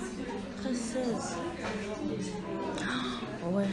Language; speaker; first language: French; non-native, learner; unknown